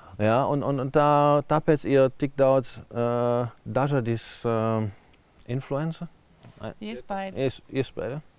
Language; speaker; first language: Latvian; non-native, learner; German